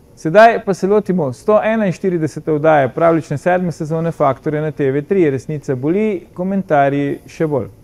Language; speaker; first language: Slovenian; native; Slovenian